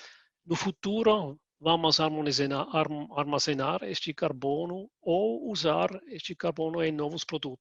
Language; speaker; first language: Portuguese; non-native, fluent; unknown